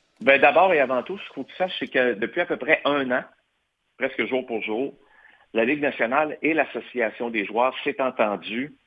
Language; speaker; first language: French; native; French